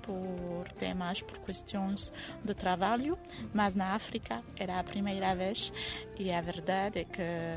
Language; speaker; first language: Portuguese; non-native, fluent; French